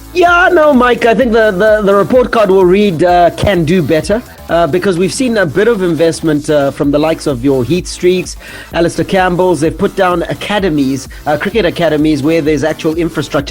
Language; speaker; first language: English; native; English